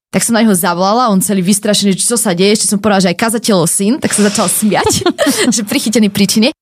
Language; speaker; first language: Slovak; native; Slovak